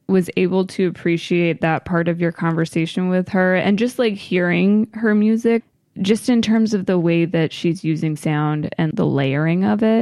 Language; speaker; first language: English; native; English